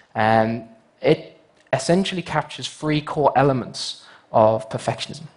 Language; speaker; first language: English; native; English